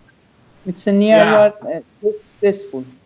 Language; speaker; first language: English; non-native, learner; Persian